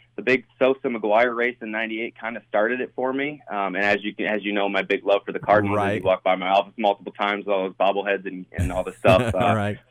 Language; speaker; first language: English; native; English